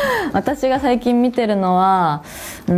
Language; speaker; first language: Japanese; native; Japanese